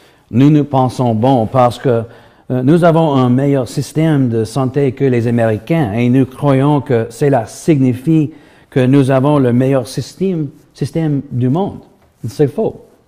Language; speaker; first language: French; non-native, learner; English